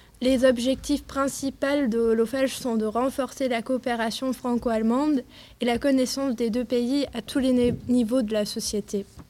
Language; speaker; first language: French; non-native, fluent; German